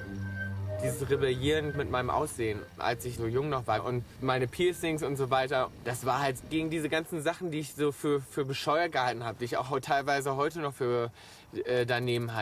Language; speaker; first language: German; native; German